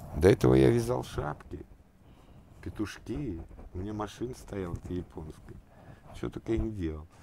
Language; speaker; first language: Russian; native; Russian